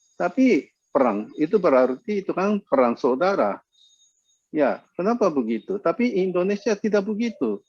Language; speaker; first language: Indonesian; non-native, fluent; Japanese